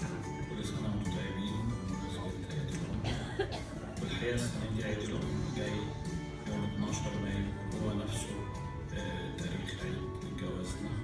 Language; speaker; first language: Arabic; native; Arabic